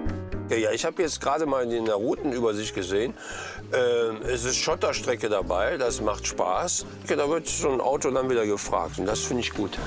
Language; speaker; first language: German; native; German